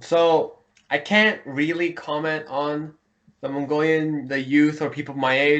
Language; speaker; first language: English; early bilingual, heritage; Mongolian